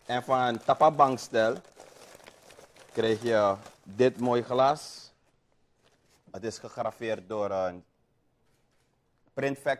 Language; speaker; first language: Dutch; native; Dutch